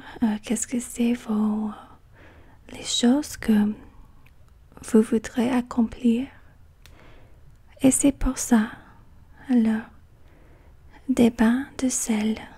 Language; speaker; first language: French; non-native, learner; English